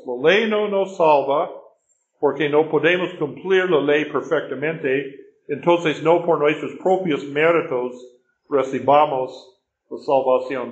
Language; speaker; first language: Spanish; non-native, fluent; English